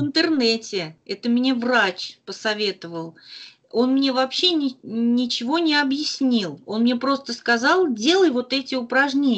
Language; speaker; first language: Russian; native; Russian